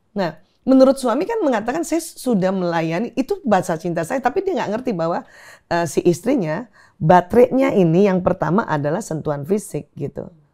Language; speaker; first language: Indonesian; native; Indonesian